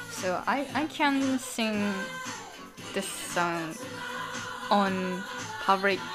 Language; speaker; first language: English; non-native, learner; Japanese